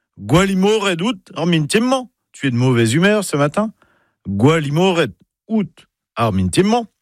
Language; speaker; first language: French; native; French